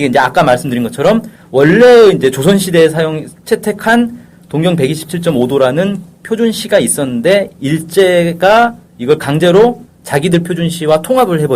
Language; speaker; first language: Korean; native; Korean